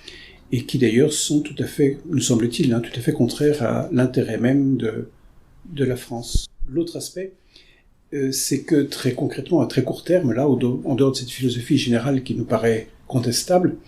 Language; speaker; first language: French; native; French